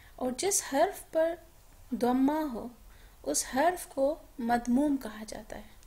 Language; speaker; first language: Urdu; native; Urdu